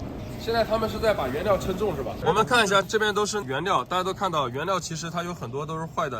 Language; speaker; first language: Chinese; native; Chinese